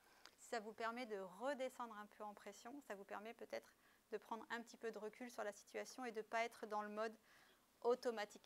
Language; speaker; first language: French; native; French